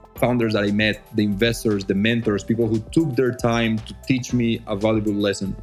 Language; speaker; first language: English; non-native, fluent; Spanish